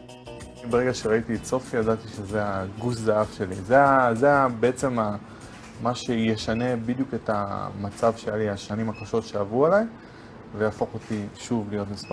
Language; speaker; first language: Hebrew; native; Hebrew